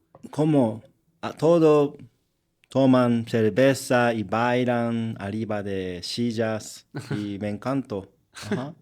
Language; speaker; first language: Spanish; non-native, learner; Japanese